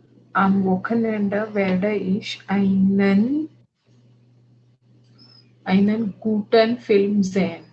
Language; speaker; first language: German; non-native, learner; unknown